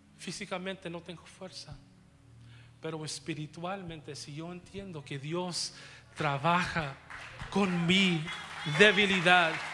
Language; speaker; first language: Spanish; early bilingual, heritage; Spanish